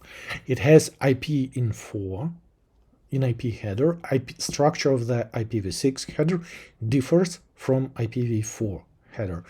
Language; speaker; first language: English; non-native, fluent; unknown